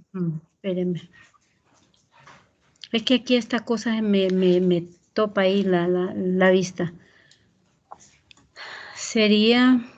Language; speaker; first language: Spanish; native; Spanish